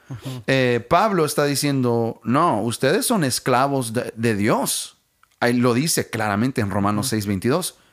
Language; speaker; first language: Spanish; non-native, fluent; English